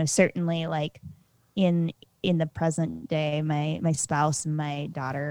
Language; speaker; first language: English; native; English